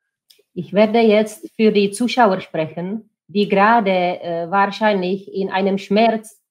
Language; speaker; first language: German; non-native, fluent; Czech